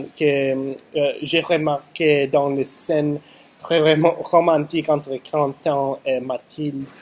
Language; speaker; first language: French; non-native, learner; English